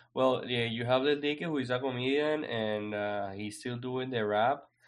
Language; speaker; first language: English; non-native, fluent; Spanish